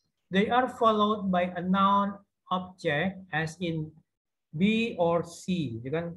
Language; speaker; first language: English; non-native, fluent; Indonesian